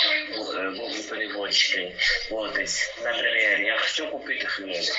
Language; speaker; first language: Russian; non-native, learner; Portuguese